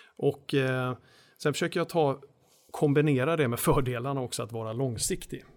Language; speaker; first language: Swedish; native; Swedish